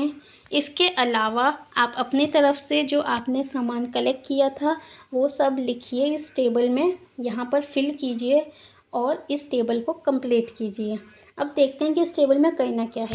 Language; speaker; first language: Hindi; native; Hindi